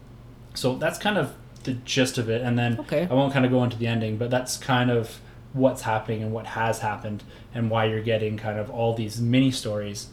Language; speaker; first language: English; native; English